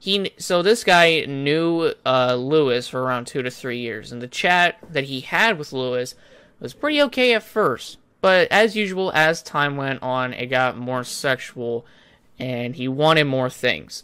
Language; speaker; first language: English; native; English